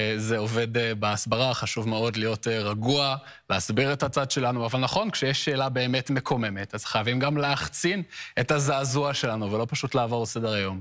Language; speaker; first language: Hebrew; early bilingual, heritage; Hebrew